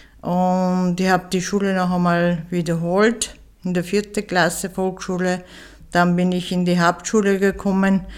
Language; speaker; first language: German; early bilingual, other home language; Turkish